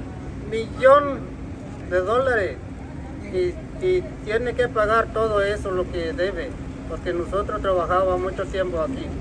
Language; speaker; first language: Spanish; non-native, local second language; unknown